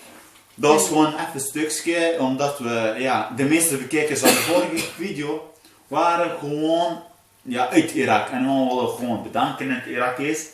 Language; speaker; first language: Dutch; early bilingual, other home language; Arabic